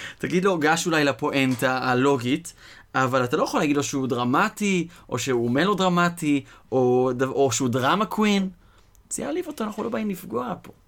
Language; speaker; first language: Hebrew; native; Hebrew